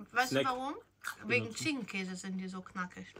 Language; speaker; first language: German; non-native, fluent; Ukrainian